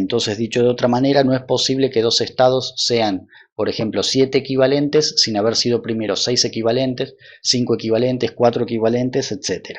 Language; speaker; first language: Spanish; native; Spanish